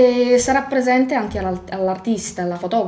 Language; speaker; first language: Italian; non-native, fluent; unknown